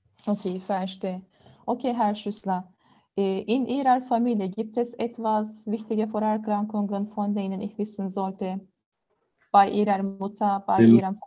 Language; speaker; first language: German; non-native, learner; Turkish